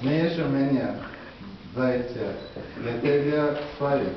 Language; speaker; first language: Russian; non-native, learner; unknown